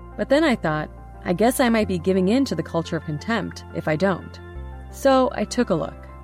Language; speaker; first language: English; native; English